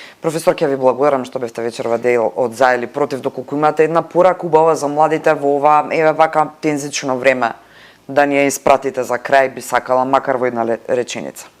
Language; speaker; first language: Macedonian; native; Macedonian